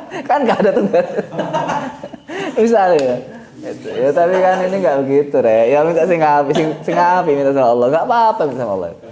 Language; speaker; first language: Indonesian; non-native, local second language; Javanese